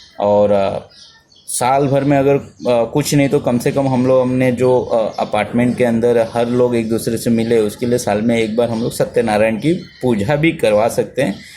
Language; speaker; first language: Hindi; native; Hindi